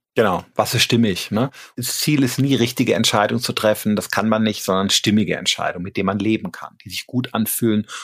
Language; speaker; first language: German; native; German